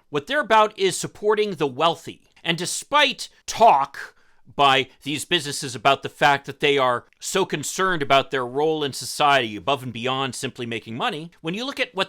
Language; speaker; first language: English; native; English